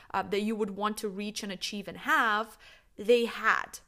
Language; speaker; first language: English; non-native, fluent; Lithuanian